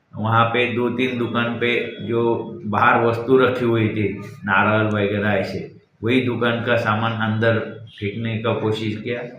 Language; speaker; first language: Hindi; non-native, local second language; Marathi